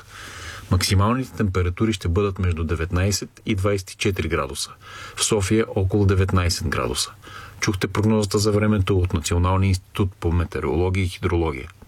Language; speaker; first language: Bulgarian; native; Bulgarian